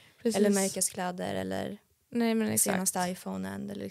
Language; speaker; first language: Swedish; native; Swedish